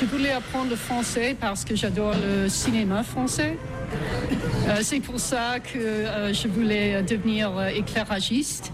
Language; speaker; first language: French; non-native, fluent; English